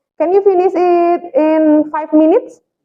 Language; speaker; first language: English; non-native, fluent; Indonesian